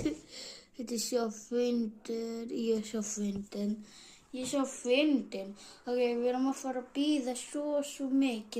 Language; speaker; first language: Icelandic; non-native, learner; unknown